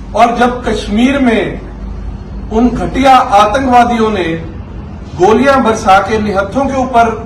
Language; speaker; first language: Hindi; non-native, local second language; Punjabi